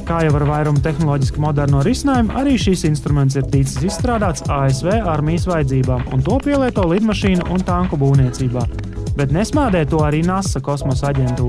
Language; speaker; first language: Latvian; native; Latvian